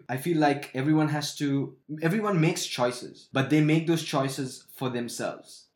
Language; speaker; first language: English; non-native, local second language; Sinhala